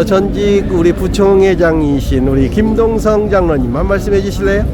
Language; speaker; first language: Korean; native; Korean